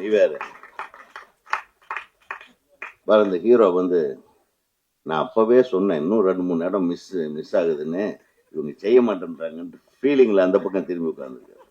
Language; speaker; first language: Tamil; native; Tamil